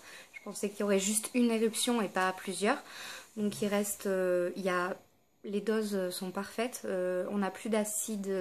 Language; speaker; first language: French; native; French